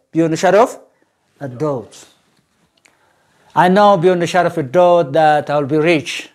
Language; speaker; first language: English; non-native, fluent; Amharic